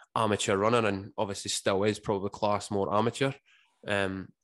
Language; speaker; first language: English; native; English